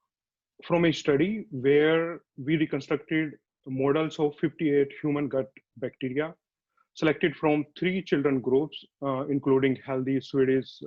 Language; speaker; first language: English; non-native, fluent; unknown